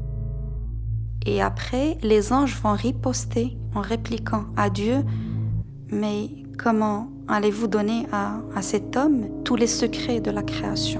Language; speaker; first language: French; non-native, local second language; Arabic